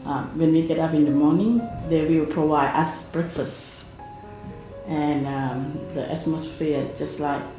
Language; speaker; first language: English; non-native, learner; Thai